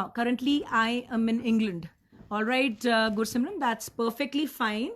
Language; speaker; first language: English; non-native, local second language; Punjabi